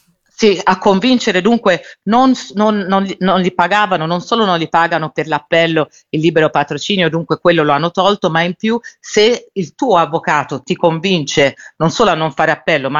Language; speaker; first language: Italian; native; Italian